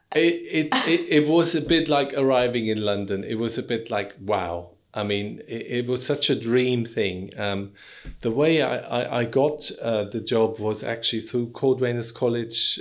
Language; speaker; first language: English; non-native, fluent; German